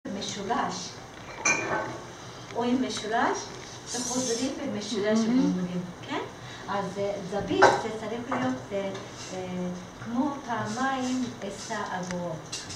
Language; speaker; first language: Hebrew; non-native, learner; Russian